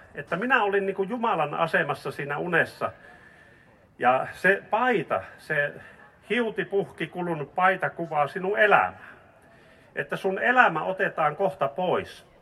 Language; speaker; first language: Finnish; native; Finnish